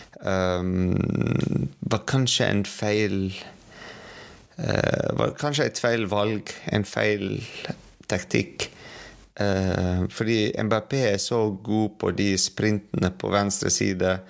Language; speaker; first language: Norwegian; non-native, fluent; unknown